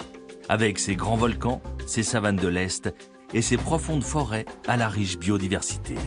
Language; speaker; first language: French; native; French